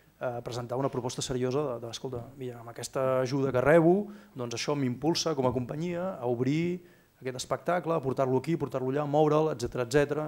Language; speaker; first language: Catalan; native; Catalan